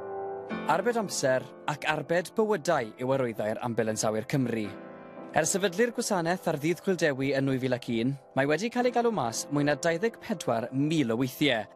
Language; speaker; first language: Welsh; native; Welsh